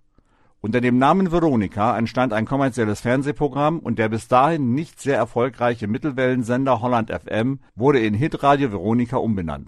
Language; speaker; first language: German; native; German